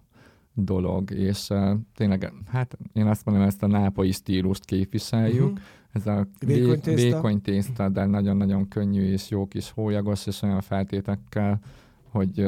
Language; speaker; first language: Hungarian; native; Hungarian